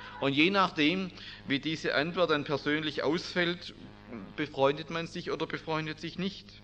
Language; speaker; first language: German; native; German